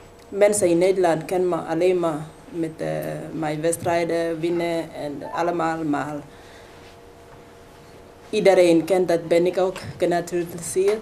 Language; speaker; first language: Dutch; non-native, fluent; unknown